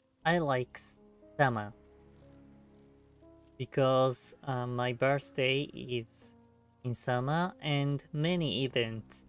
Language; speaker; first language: English; non-native, learner; Japanese